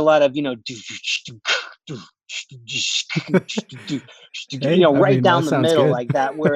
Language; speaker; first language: English; native; English